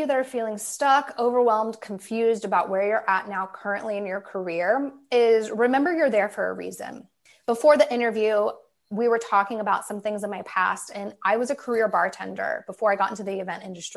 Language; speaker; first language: English; native; English